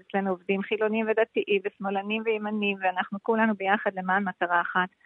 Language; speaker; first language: Hebrew; non-native, fluent; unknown